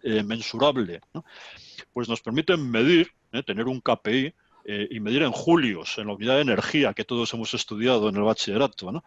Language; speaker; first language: Spanish; native; Spanish